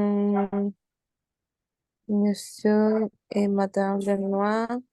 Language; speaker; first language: French; non-native, learner; Spanish